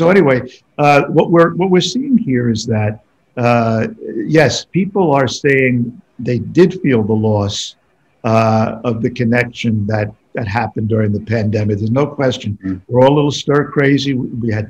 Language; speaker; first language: English; native; English